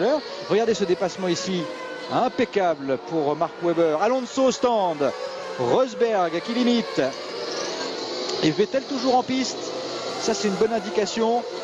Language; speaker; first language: French; native; French